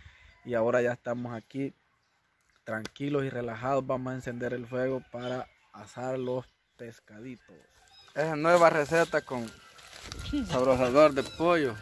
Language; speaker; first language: Spanish; native; Spanish